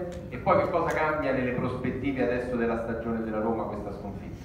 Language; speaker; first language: Italian; native; Italian